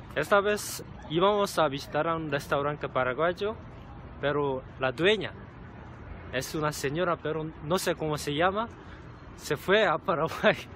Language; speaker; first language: Spanish; non-native, fluent; Korean